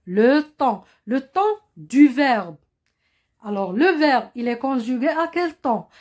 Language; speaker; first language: French; non-native, local second language; Arabic